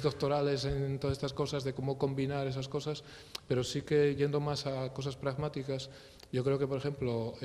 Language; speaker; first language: Spanish; native; Spanish